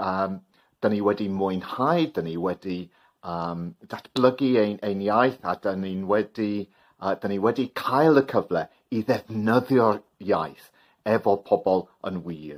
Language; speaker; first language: Welsh; non-native, learner; English